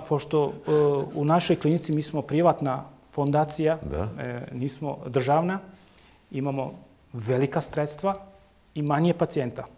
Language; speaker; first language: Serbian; non-native, local second language; Turkish